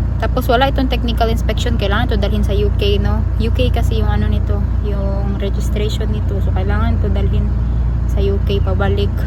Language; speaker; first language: Filipino; non-native, local second language; Cebuano